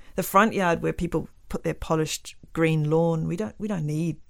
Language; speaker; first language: English; native; English